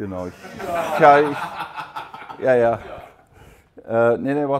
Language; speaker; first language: German; native; German